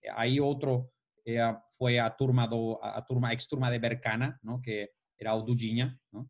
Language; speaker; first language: Portuguese; non-native, fluent; Spanish